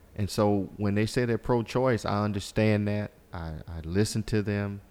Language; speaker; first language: English; native; English